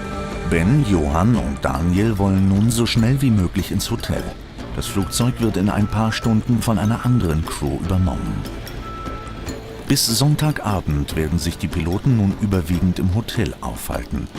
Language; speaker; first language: German; native; German